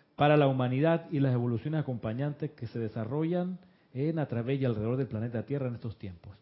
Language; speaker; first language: Spanish; early bilingual, other home language; Russian